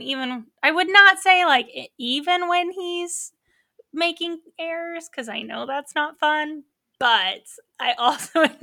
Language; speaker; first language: English; native; English